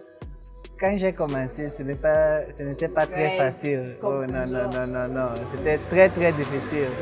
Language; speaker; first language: French; non-native, local second language; English